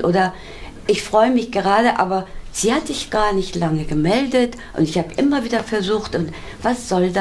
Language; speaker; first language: German; non-native, fluent; Korean